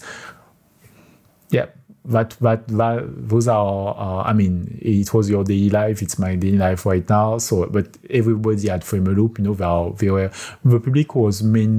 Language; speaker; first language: English; non-native, fluent; French